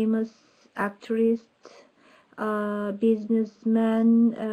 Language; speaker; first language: English; non-native, learner; Turkish